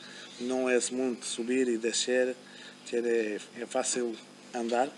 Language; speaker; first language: Portuguese; non-native, fluent; German